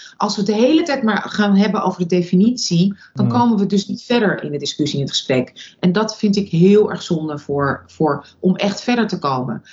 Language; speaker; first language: Dutch; early bilingual, other home language; Russian